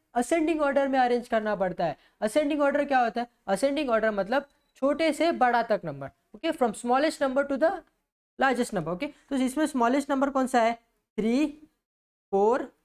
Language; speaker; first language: Hindi; non-native, local second language; Marathi